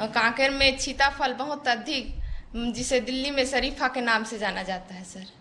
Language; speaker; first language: Hindi; native; Hindi